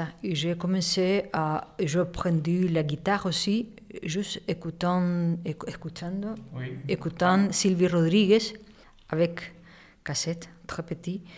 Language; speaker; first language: French; non-native, learner; Spanish